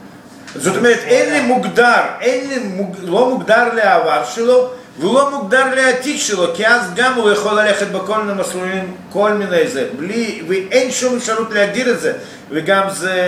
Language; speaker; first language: Hebrew; non-native, fluent; Russian